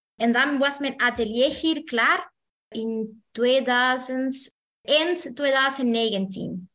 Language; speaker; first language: Dutch; non-native, fluent; Spanish